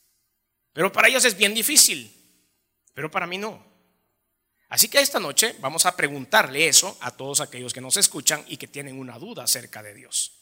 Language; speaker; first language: Spanish; native; Spanish